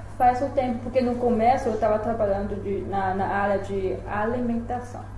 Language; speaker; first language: Portuguese; non-native, fluent; Chinese